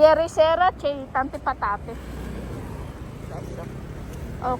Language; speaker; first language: Italian; non-native, learner; Filipino